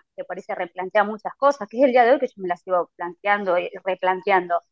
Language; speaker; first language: Spanish; native; Spanish